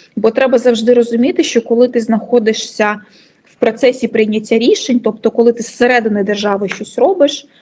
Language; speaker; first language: Ukrainian; non-native, local second language; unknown